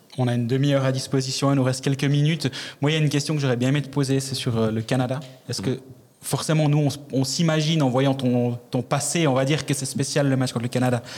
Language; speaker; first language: French; native; French